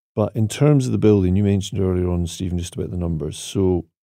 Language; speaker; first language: English; native; English